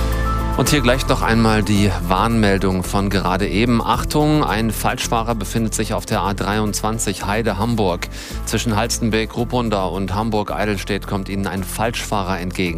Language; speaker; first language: German; native; German